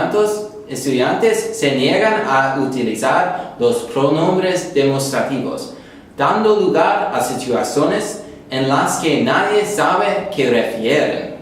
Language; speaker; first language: Spanish; non-native, learner; English